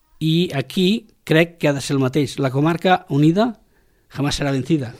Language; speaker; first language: Catalan; non-native, local second language; Spanish